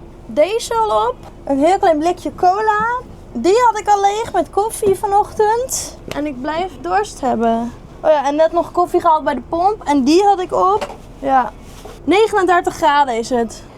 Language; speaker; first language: Dutch; native; Dutch